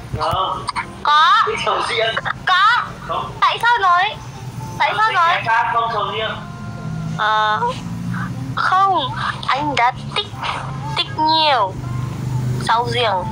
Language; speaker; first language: Vietnamese; non-native, learner; Indonesian